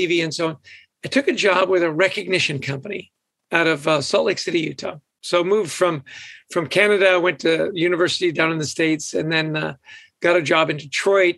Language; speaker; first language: English; native; English